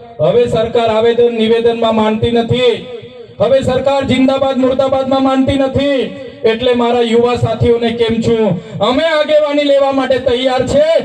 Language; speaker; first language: Gujarati; non-native, local second language; Vasavi